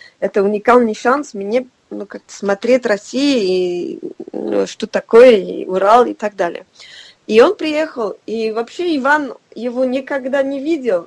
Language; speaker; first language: Russian; non-native, fluent; French